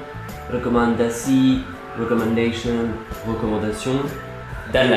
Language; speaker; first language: Indonesian; non-native, learner; French